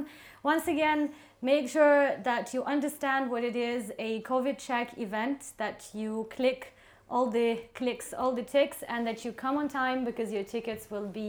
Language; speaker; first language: English; non-native, fluent; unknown